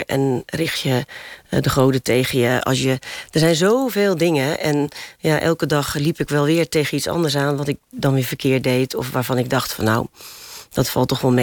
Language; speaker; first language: Dutch; native; Dutch